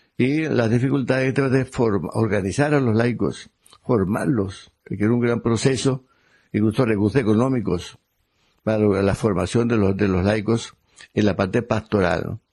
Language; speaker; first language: Spanish; native; Spanish